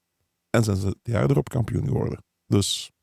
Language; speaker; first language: Dutch; native; Dutch